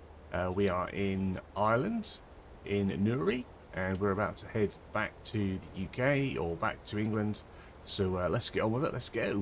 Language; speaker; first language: English; native; English